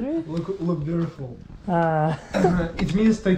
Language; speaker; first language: English; non-native, learner; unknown